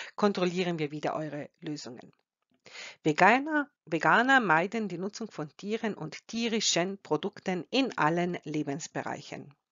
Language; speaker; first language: German; non-native, fluent; Croatian